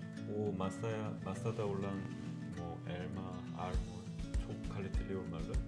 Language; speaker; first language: Turkish; non-native, fluent; Korean